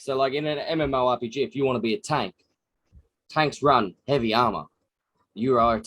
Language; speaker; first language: English; native; English